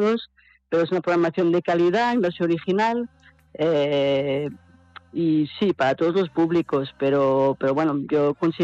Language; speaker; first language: Spanish; non-native, fluent; French